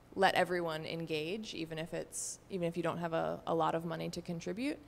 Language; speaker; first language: English; native; English